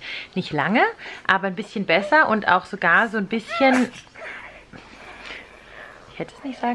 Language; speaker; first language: German; native; German